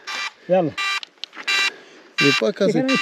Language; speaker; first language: French; non-native, local second language; Arabic